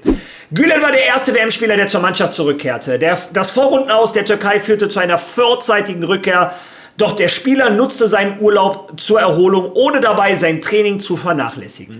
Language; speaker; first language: German; native; German